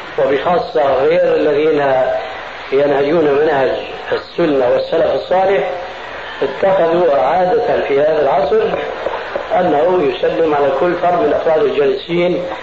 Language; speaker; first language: Arabic; early bilingual, other home language; Albanian